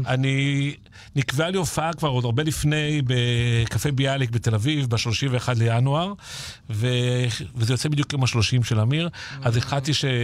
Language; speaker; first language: Hebrew; native; Hebrew